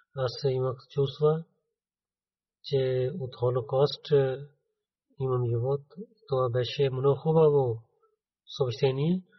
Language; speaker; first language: Bulgarian; non-native, fluent; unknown